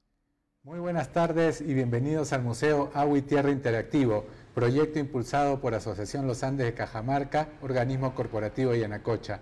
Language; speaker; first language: Spanish; native; Spanish